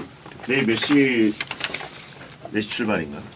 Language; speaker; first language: Korean; native; Korean